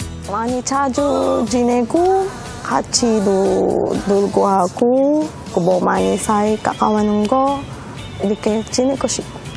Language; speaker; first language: Korean; non-native, learner; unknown